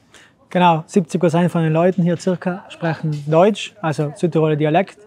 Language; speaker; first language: German; native; German